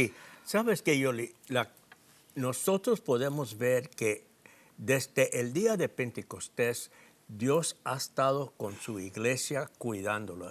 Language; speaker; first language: Spanish; non-native, fluent; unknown